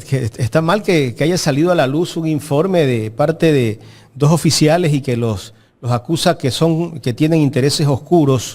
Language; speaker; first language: Spanish; native; Spanish